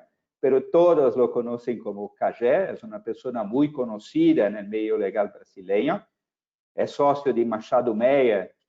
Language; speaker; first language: Spanish; non-native, fluent; Portuguese